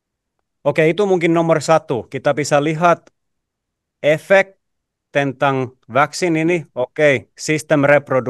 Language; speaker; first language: Indonesian; non-native, fluent; Finnish